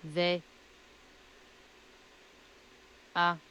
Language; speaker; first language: French; non-native, learner; English